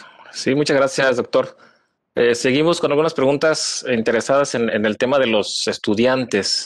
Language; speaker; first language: Spanish; native; Spanish